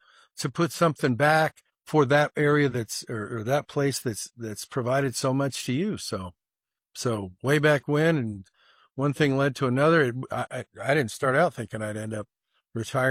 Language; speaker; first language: English; native; English